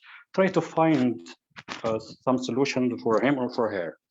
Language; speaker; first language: English; non-native, fluent; Arabic